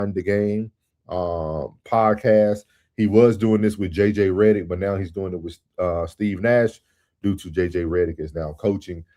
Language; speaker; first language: English; native; English